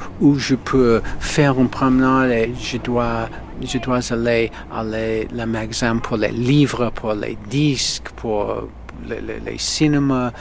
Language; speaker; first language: French; non-native, learner; English